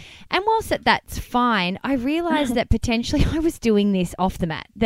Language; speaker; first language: English; native; English